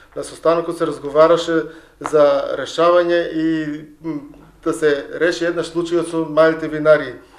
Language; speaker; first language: Macedonian; native; Macedonian